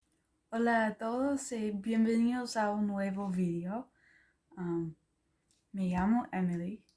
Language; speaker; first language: Spanish; non-native, learner; English